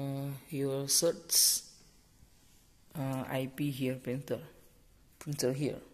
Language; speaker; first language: English; non-native, learner; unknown